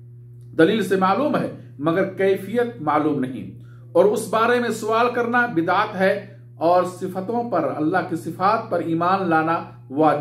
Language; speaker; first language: Urdu; native; Urdu